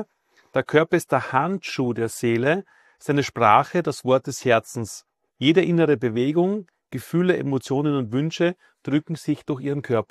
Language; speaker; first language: German; native; German